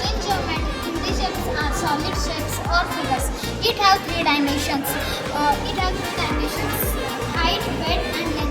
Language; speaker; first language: English; non-native, learner; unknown